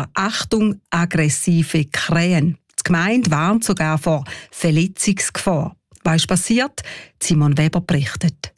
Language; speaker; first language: German; native; German